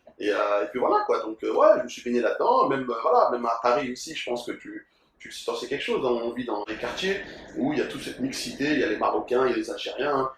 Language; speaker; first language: French; early bilingual, other home language; Soninke